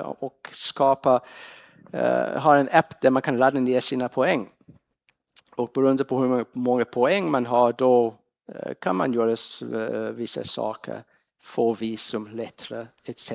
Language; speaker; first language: Swedish; non-native, fluent; English